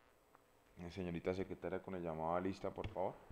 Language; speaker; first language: Spanish; native; Spanish